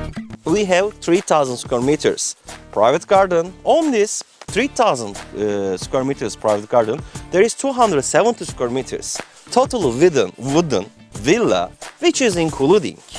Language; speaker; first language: English; non-native, fluent; Turkish